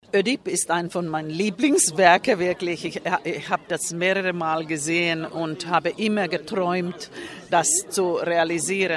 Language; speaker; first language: German; non-native, fluent; Finnish